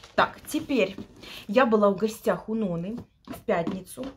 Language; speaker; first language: Russian; non-native, local second language; Ukrainian